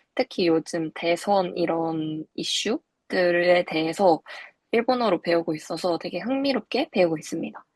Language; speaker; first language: Korean; native; Korean